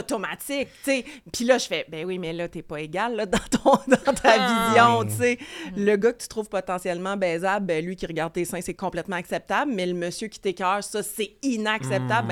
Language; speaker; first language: French; native; French